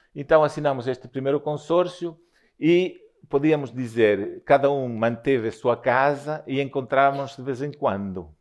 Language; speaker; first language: Portuguese; non-native, fluent; Spanish